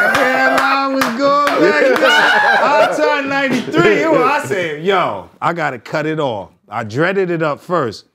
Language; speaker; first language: English; native; English